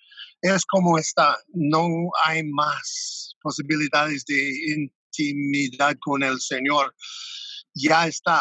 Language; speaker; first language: Spanish; non-native, fluent; English